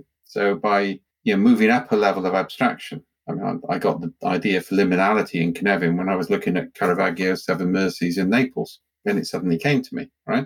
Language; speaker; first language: English; native; English